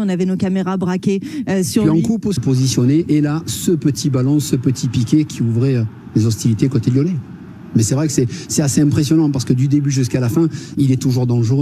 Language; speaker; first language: French; native; French